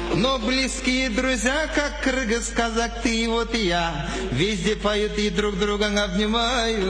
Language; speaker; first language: Russian; non-native, local second language; Kyrgyz